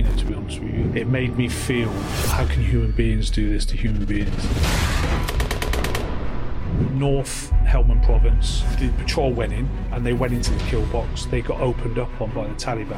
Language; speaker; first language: English; native; English